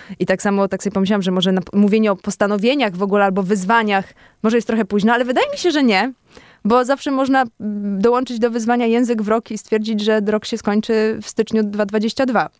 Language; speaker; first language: Polish; native; Polish